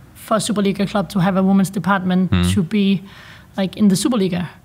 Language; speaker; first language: English; non-native, fluent; Danish